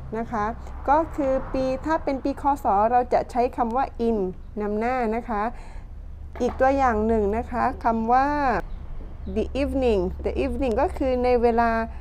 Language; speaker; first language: Thai; non-native, local second language; Pattani Malay